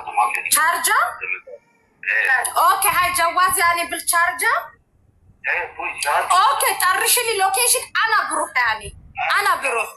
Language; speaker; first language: Arabic; non-native, learner; Amharic